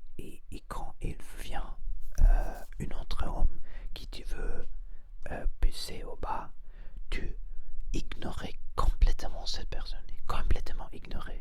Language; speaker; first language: French; non-native, learner; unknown